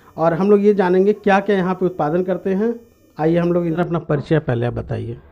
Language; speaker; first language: Hindi; native; Hindi